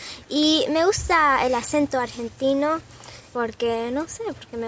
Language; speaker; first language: Spanish; early bilingual, other home language; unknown